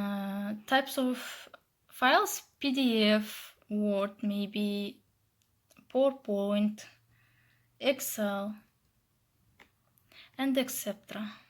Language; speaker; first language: English; non-native, learner; Kazakh